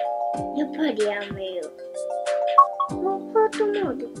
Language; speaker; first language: Japanese; native; Japanese